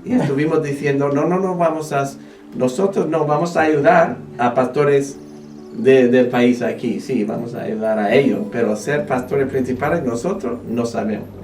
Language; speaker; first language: Spanish; non-native, fluent; English